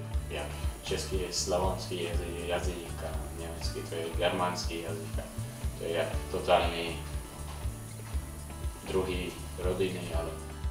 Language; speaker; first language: Czech; non-native, learner; Swedish